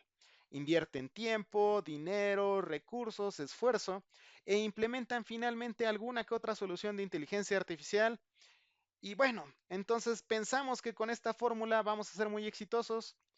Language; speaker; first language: Spanish; native; Spanish